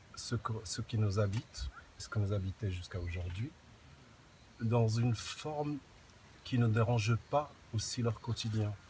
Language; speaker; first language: French; non-native, local second language; Arabic